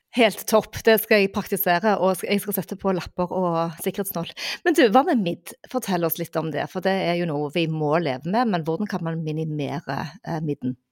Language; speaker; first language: Norwegian; native; Norwegian